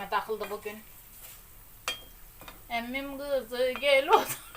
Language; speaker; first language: Turkish; native; Turkish